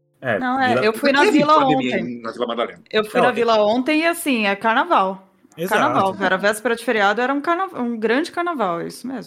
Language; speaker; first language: Portuguese; native; Portuguese